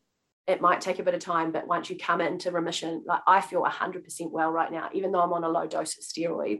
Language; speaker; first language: English; native; English